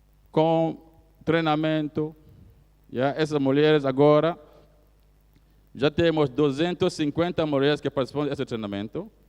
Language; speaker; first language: Portuguese; non-native, fluent; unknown